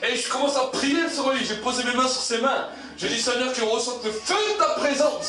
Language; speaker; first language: French; native; French